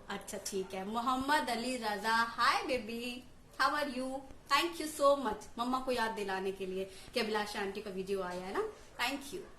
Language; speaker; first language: Hindi; native; Hindi